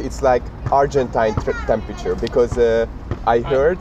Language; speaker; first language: English; non-native, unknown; Hungarian